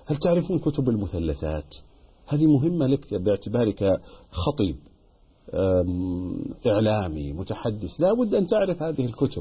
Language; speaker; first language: Arabic; native; Arabic